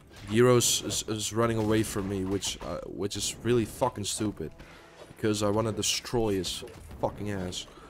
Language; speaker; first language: English; non-native, fluent; Dutch